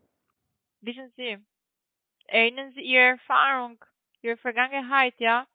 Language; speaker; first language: German; non-native, learner; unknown